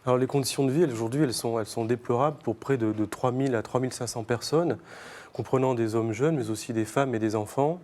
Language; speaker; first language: French; native; French